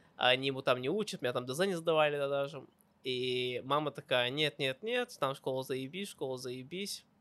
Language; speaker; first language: Russian; early bilingual, heritage; Russian